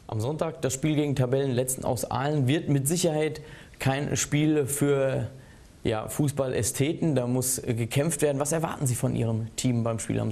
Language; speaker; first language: German; native; German